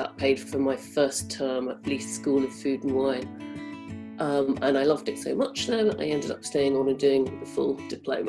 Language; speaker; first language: English; native; English